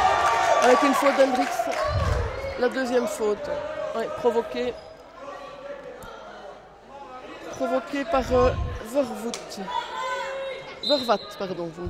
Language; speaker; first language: French; native; French